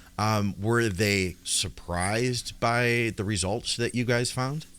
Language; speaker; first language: English; native; English